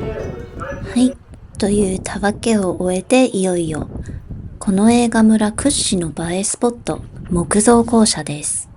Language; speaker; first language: Japanese; native; Japanese